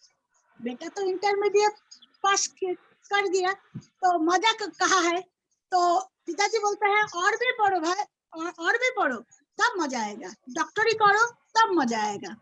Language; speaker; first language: Hindi; non-native, local second language; Bangla